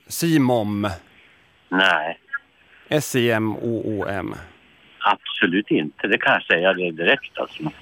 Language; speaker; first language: Swedish; native; Swedish